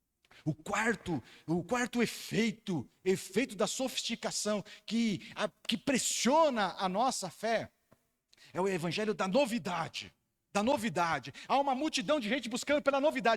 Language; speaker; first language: Portuguese; native; Portuguese